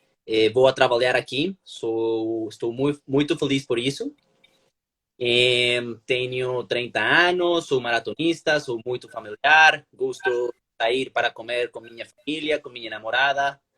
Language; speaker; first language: Portuguese; non-native, learner; Spanish